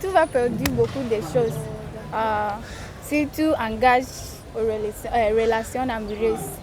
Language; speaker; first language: French; non-native, learner; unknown